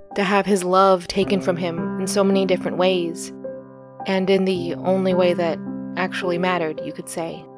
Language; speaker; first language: English; early bilingual, other home language; Filipino